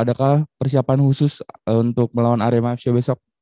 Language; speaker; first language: Indonesian; native; Indonesian